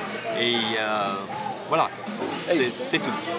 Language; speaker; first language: French; early bilingual, other home language; English